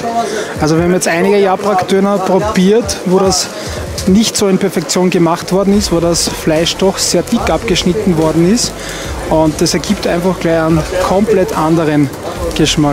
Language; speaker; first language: German; native; German